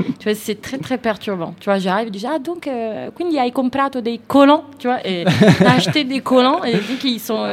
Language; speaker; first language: French; non-native, fluent; Italian